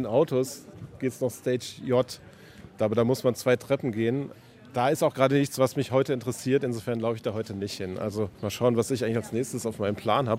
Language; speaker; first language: German; native; German